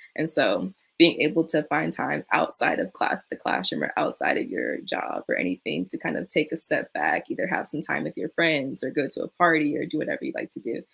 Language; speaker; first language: English; native; English